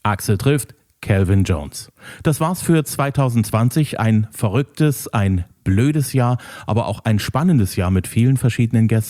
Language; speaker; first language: German; native; German